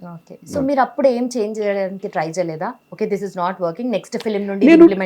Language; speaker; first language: Telugu; native; Telugu